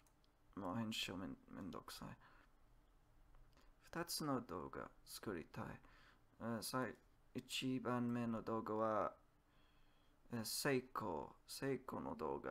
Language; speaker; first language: Japanese; non-native, learner; English